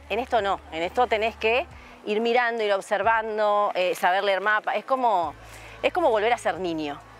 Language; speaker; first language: Spanish; native; Spanish